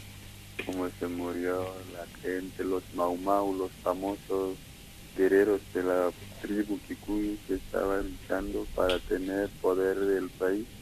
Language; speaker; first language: Spanish; non-native, fluent; Kikuyu